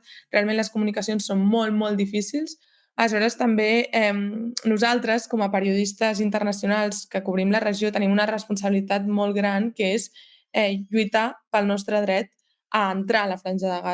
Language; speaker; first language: Catalan; native; Catalan